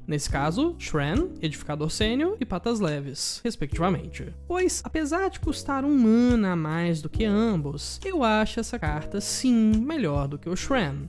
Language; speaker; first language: Portuguese; native; Portuguese